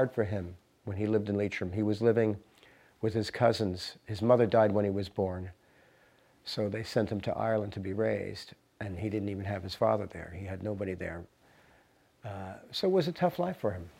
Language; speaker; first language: English; native; English